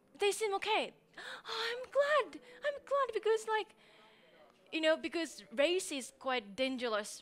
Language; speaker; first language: English; non-native, fluent; Japanese